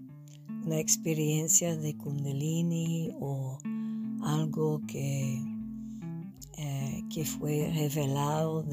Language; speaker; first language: Spanish; non-native, fluent; English